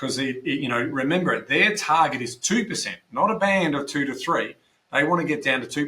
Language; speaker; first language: English; native; English